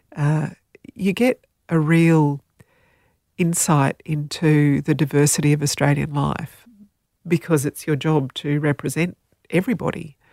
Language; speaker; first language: English; non-native, local second language; Slovenian